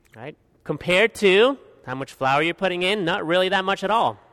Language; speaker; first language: English; early bilingual, other home language; Spanish